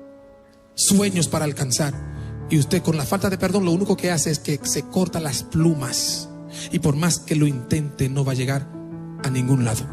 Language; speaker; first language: Spanish; non-native, fluent; Haitian Creole